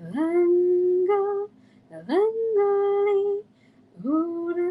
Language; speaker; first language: Tamil; early bilingual, heritage; Tamil